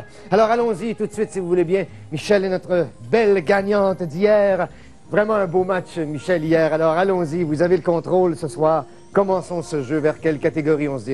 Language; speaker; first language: French; native; French